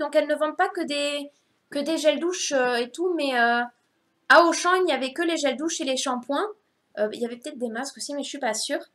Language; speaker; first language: French; native; French